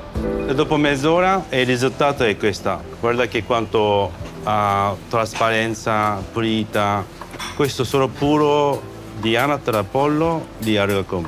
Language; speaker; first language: Italian; non-native, learner; Japanese